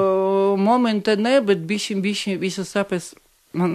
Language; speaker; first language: Latvian; non-native, local second language; Russian